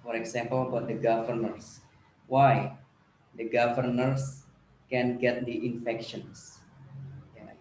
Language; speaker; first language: English; non-native, learner; Indonesian